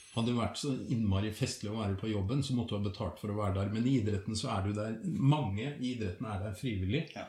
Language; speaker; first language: Norwegian; native; Norwegian